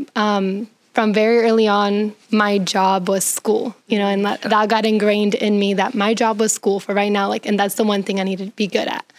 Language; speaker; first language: English; early bilingual, other home language; Spanish